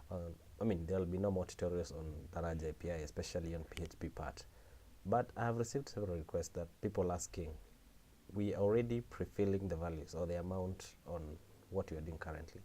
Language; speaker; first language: English; non-native, local second language; Swahili